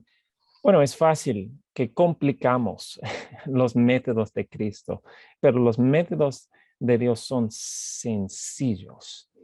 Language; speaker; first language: Spanish; non-native, fluent; English